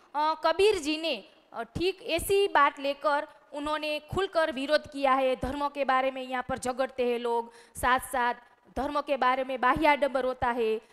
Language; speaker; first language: Hindi; non-native, local second language; Gujarati